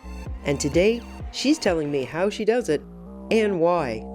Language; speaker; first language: English; native; English